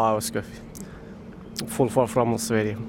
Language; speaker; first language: Swedish; non-native, learner; Turkish